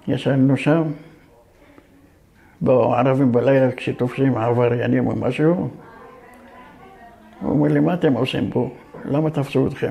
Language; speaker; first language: Hebrew; early bilingual, other home language; Arabic